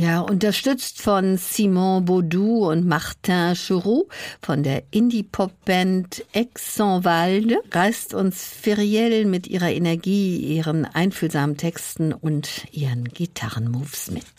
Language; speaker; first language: German; native; German